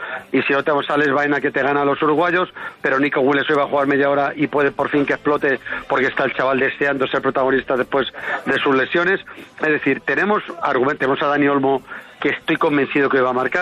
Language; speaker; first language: Spanish; native; Spanish